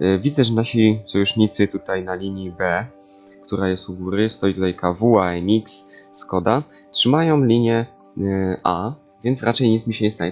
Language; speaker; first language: Polish; native; Polish